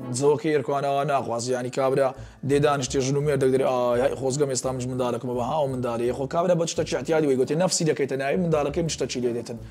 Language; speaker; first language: Central Kurdish; native; Central Kurdish